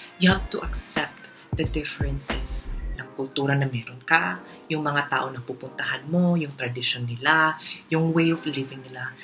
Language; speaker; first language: Filipino; non-native, local second language; Cebuano